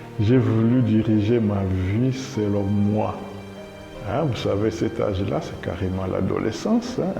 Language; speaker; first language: French; non-native, local second language; Lingala